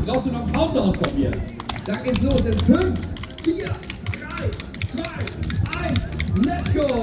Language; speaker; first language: German; native; German